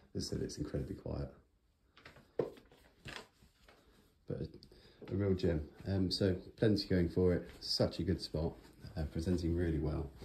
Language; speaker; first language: English; native; English